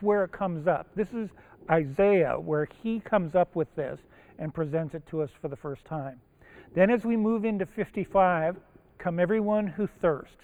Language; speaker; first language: English; early bilingual, other home language; Japanese